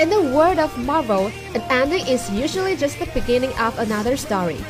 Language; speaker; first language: English; non-native, fluent; Chinese